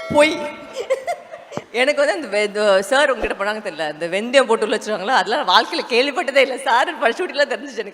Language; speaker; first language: Tamil; native; Tamil